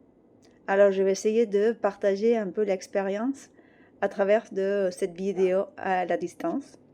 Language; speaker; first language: French; non-native, fluent; Catalan